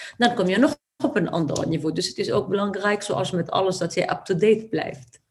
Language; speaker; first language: Dutch; non-native, fluent; Arabic